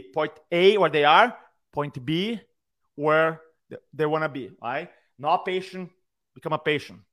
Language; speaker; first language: English; non-native, fluent; Portuguese